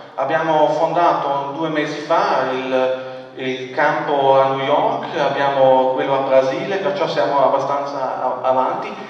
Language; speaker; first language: Italian; non-native, local second language; German